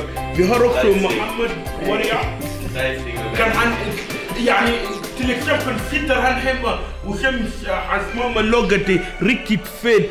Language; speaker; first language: Swedish; non-native, fluent; Arabic